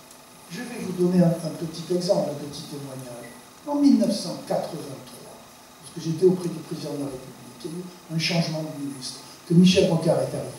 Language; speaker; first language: French; native; French